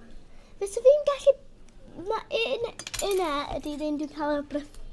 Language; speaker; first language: Welsh; non-native, local second language; English